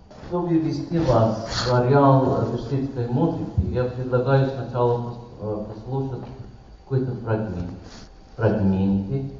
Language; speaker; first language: Russian; non-native, learner; Persian